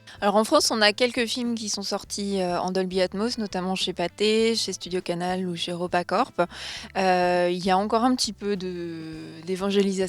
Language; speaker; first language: French; native; French